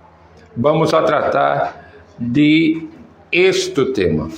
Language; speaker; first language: Spanish; non-native, fluent; Portuguese